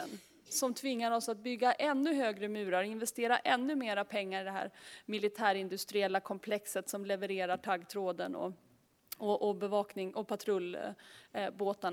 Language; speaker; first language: Swedish; native; Swedish